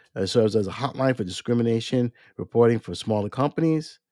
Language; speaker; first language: English; native; English